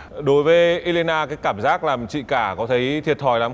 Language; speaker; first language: Vietnamese; native; Vietnamese